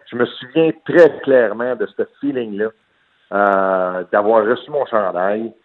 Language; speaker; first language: French; native; French